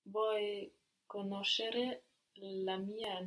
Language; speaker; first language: Italian; non-native, learner; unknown